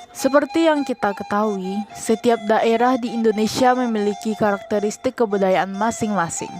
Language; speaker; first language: Indonesian; native; Indonesian